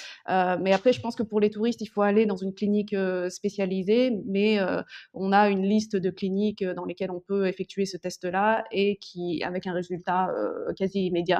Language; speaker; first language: French; early bilingual, other home language; Korean